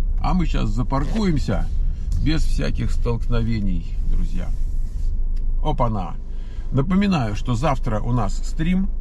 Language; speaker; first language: Russian; native; Russian